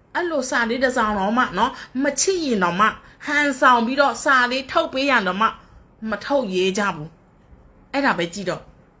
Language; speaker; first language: Burmese; non-native, local second language; S'gaw Karen